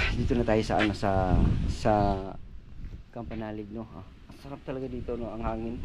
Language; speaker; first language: Filipino; native; Filipino